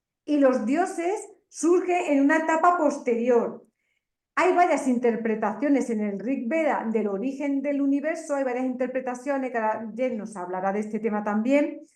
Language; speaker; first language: Spanish; native; Spanish